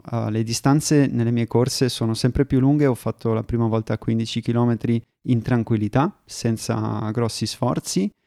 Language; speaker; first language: Italian; early bilingual, heritage; Italian